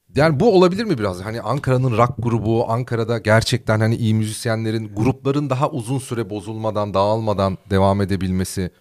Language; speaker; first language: Turkish; native; Turkish